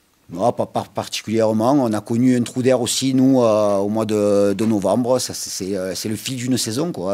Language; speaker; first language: French; native; French